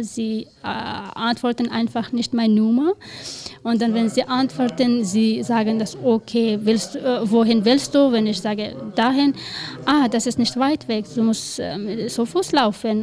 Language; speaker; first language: German; non-native, learner; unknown